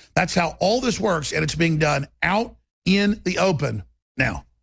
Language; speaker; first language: English; native; English